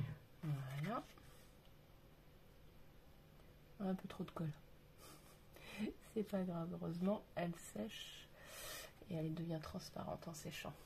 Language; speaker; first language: French; native; French